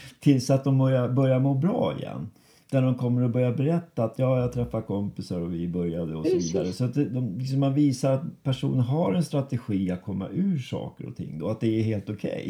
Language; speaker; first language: Swedish; native; Swedish